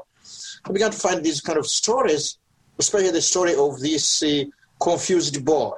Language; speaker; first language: English; non-native, local second language; Ganda